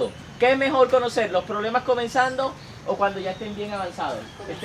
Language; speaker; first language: Spanish; native; Spanish